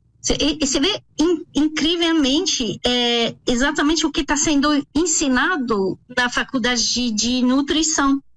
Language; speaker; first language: Portuguese; non-native, fluent; French